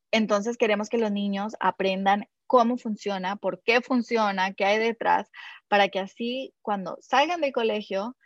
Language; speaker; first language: Spanish; native; Spanish